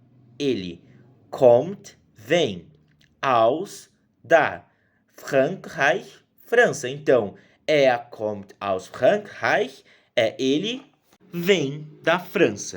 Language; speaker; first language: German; non-native, fluent; Portuguese